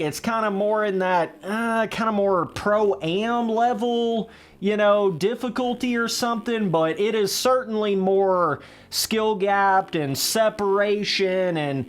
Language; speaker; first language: English; native; English